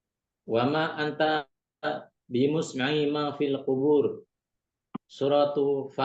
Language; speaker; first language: Arabic; non-native, learner; Indonesian